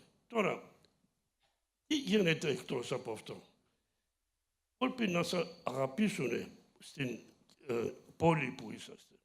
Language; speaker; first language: Greek; early bilingual, heritage; Greek